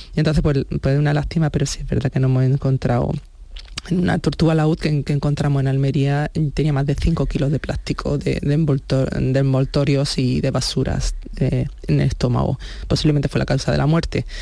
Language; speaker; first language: Spanish; native; Spanish